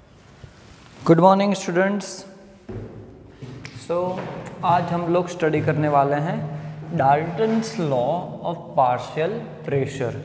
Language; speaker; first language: Hindi; non-native, local second language; Gujarati